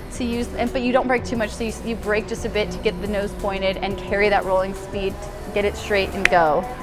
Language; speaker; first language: English; native; English